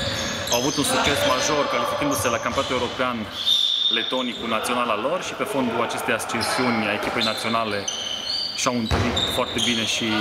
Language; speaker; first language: Romanian; native; Romanian